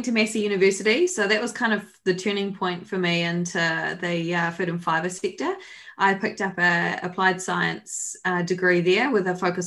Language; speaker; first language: English; native; English